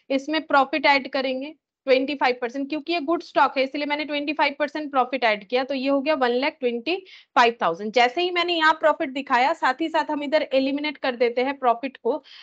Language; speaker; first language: Hindi; native; Hindi